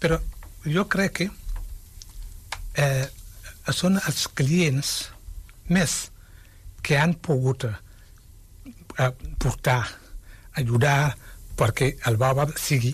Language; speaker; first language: Catalan; non-native, fluent; Wolof